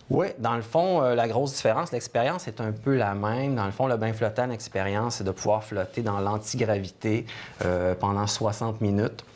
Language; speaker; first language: French; native; French